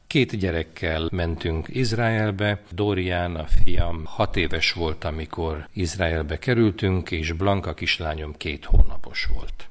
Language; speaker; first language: Hungarian; native; Hungarian